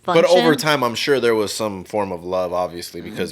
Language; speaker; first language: English; native; English